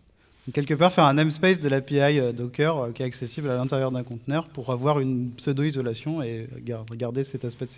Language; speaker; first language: French; native; French